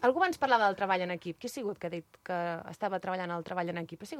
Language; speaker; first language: Catalan; native; Catalan